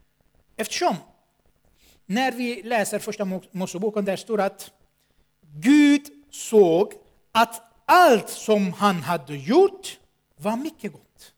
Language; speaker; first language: Swedish; non-native, fluent; Armenian